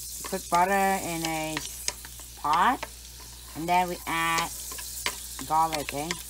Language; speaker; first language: English; non-native, fluent; Vietnamese